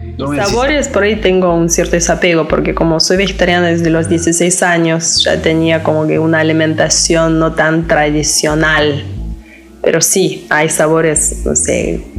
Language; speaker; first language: Spanish; non-native, fluent; Lithuanian